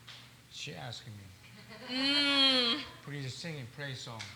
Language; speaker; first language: English; non-native, learner; Korean